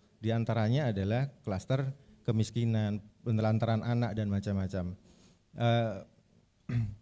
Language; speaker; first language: Indonesian; native; Indonesian